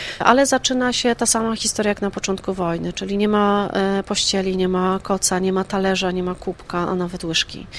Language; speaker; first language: Polish; native; Polish